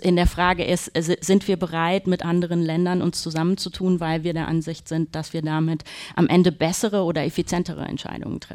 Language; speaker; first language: German; native; German